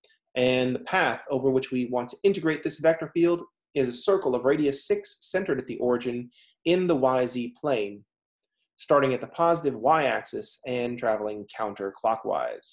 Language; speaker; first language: English; native; English